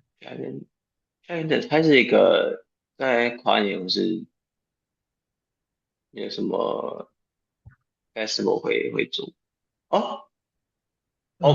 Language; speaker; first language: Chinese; non-native, fluent; English